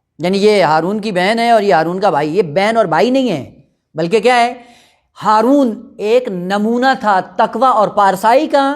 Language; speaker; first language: Urdu; non-native, local second language; Punjabi